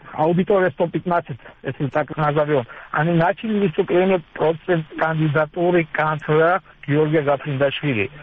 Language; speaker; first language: Russian; non-native, local second language; Georgian